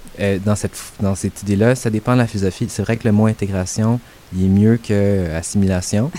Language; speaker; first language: French; native; French